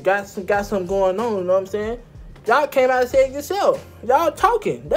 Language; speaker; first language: English; native; English